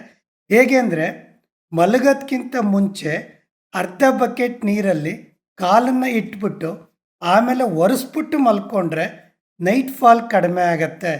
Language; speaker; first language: Kannada; native; Kannada